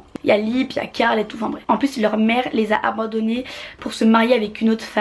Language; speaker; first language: French; native; French